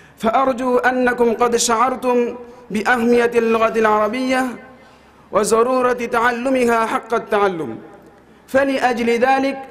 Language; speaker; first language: Arabic; non-native, fluent; Bangla